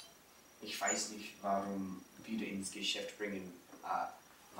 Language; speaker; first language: German; non-native, learner; English